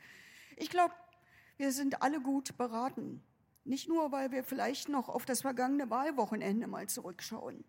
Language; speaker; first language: German; native; German